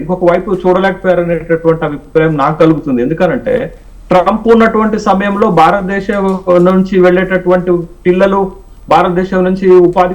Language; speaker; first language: Telugu; native; Telugu